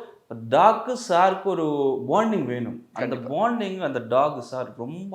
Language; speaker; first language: Tamil; non-native, learner; Telugu